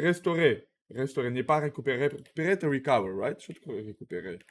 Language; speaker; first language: French; non-native, learner; Russian